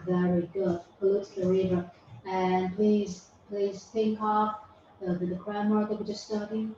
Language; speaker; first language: English; non-native, fluent; Vietnamese